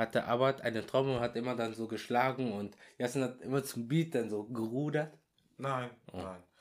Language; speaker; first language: German; early bilingual, other home language; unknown